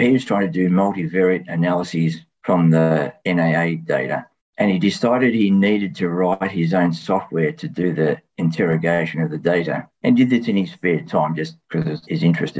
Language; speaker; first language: English; native; English